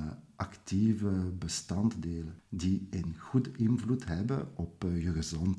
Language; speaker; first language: Dutch; non-native, local second language; French